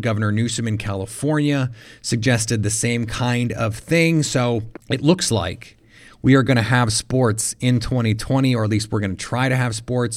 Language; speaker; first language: English; native; English